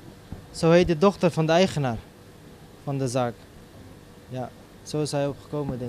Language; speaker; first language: Dutch; non-native, local second language; Kurdish